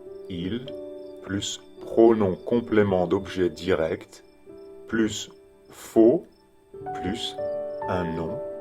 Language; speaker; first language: French; native; French